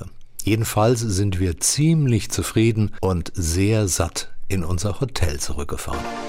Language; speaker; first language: German; native; German